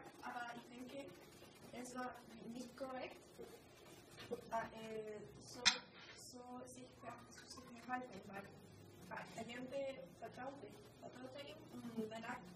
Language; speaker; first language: German; non-native, learner; Spanish